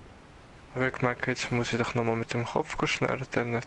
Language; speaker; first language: German; native; German